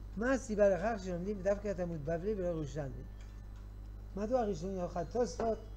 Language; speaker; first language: Hebrew; non-native, fluent; French